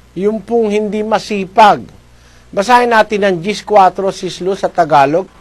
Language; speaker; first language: Filipino; non-native, local second language; Iloko